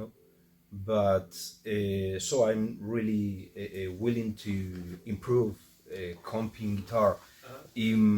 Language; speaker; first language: English; non-native, fluent; Spanish